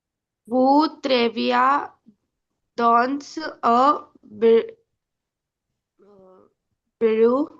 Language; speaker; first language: French; non-native, learner; Hindi